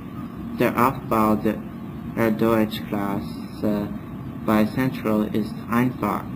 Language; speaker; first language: German; non-native, learner; English